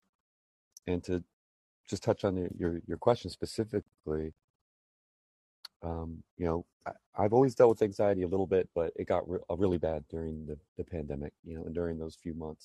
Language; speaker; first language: English; native; English